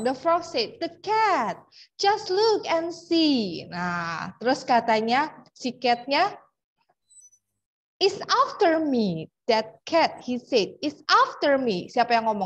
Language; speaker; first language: English; non-native, fluent; Indonesian